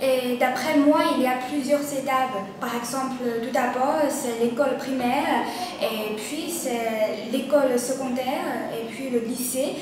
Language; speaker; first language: French; non-native, learner; Chinese